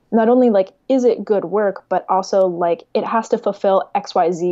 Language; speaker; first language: English; native; English